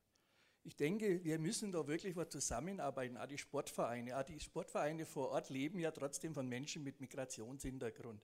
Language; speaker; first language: German; native; German